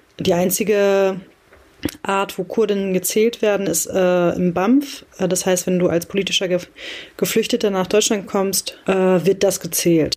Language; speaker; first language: German; early bilingual, other home language; Kurdish